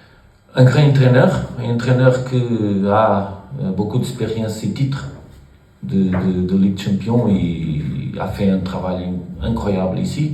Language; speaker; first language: French; non-native, learner; Portuguese